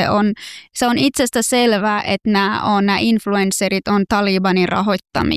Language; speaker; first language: Finnish; non-native, fluent; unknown